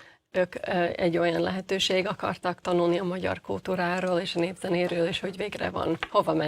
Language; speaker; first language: Hungarian; non-native, fluent; English